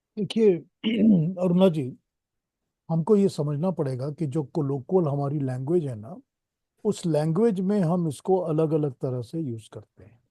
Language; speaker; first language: Hindi; native; Hindi